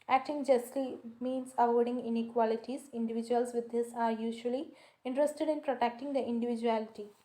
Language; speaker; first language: English; non-native, local second language; Malayalam